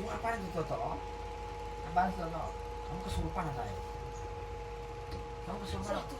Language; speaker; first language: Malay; non-native, local second language; Javanese